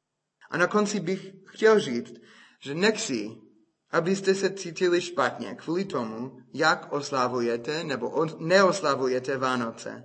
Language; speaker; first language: Czech; non-native, fluent; English